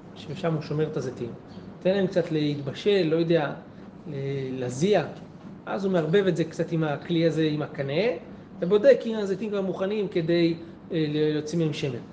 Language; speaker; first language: Hebrew; native; Hebrew